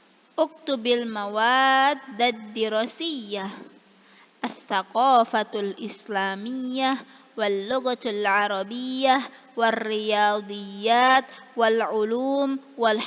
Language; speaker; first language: Arabic; non-native, fluent; Indonesian